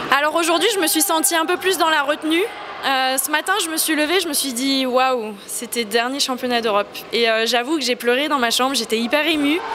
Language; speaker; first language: French; native; French